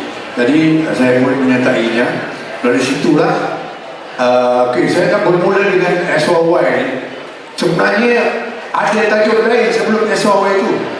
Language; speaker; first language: Malay; native; Malay